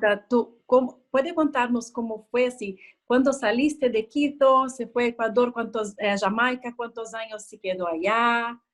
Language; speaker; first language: Spanish; non-native, learner; Portuguese